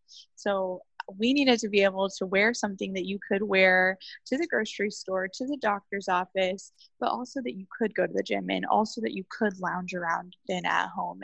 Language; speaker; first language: English; native; English